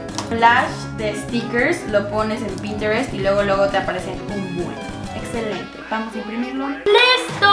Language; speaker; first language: Spanish; native; Spanish